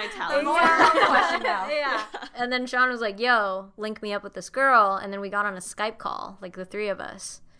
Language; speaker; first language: English; non-native, fluent; Indonesian